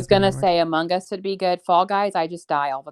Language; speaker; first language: English; native; English